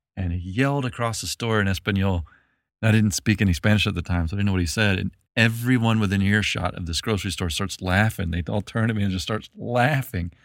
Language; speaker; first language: English; native; English